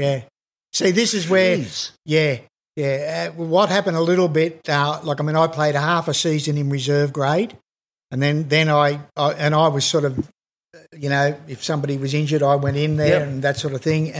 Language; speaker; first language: English; native; English